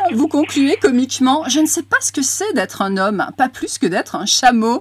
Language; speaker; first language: French; native; French